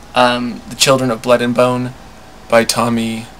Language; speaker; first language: English; native; English